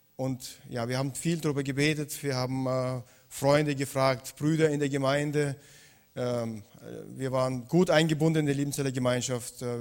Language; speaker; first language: German; non-native, fluent; Russian